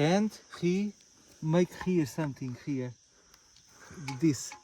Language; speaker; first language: English; non-native, learner; Portuguese